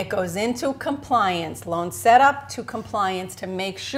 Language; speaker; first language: English; native; English